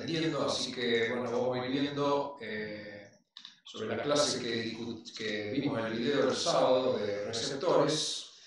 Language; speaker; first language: Spanish; native; Spanish